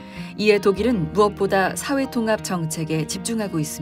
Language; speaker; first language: Korean; native; Korean